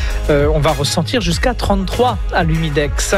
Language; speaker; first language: French; native; French